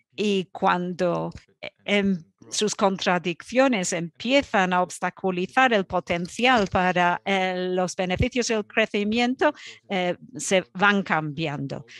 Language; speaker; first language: Spanish; non-native, fluent; Dutch